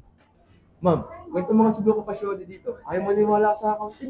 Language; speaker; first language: Filipino; native; Filipino